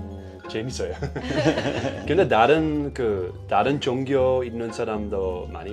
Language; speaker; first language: Korean; non-native, learner; Dutch